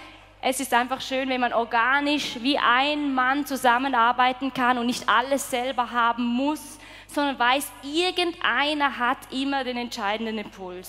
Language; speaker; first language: German; native; German